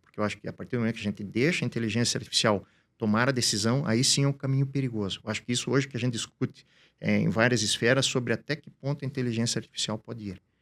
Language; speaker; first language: Portuguese; native; Portuguese